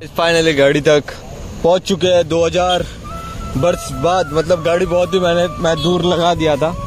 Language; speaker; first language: Hindi; non-native, local second language; Bangla